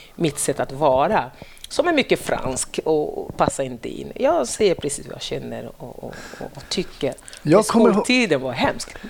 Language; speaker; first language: Swedish; non-native, fluent; French